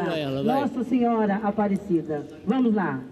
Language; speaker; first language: Portuguese; native; Portuguese